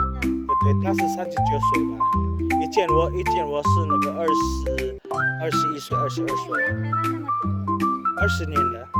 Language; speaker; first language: Chinese; non-native, learner; Filipino